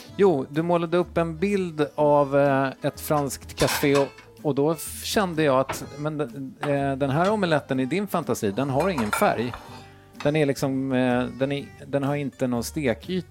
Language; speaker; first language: Swedish; native; Swedish